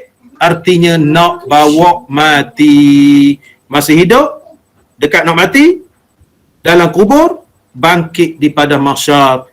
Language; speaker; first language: Malay; native; Malay